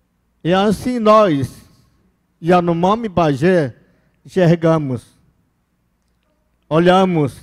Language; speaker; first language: Portuguese; non-native, local second language; Yanomámi